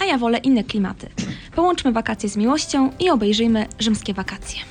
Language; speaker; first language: Polish; native; Polish